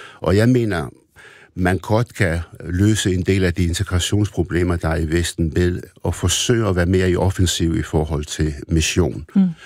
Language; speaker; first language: Danish; early bilingual, other home language; Arabic